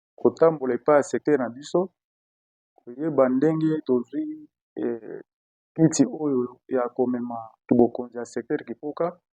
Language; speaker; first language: Lingala; non-native, local second language; Kituba (Democratic Republic of Congo)